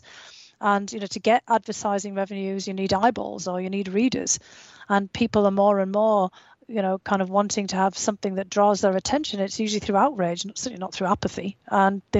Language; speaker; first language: English; native; English